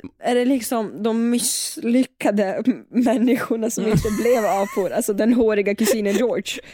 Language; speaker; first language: Swedish; native; Swedish